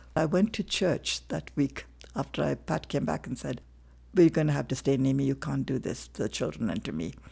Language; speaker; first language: English; non-native, local second language; Tamil